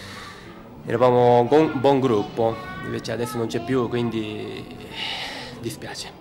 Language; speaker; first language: Italian; non-native, learner; Japanese